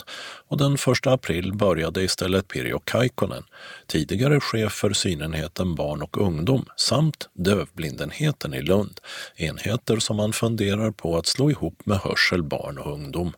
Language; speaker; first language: Swedish; native; Swedish